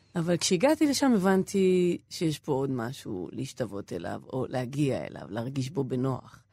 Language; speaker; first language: Hebrew; native; Hebrew